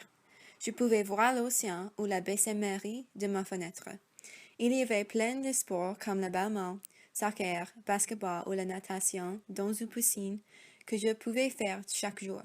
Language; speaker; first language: French; non-native, learner; English